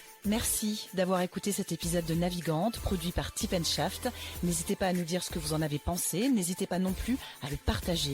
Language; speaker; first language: French; native; French